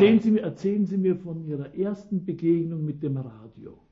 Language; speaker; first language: German; native; German